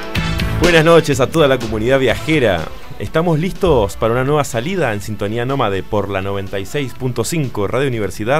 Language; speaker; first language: Spanish; native; Spanish